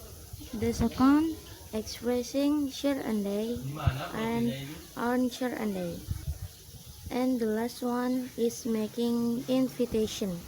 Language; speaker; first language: English; non-native, learner; Indonesian